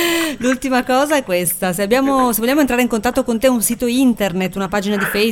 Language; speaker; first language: Italian; native; Italian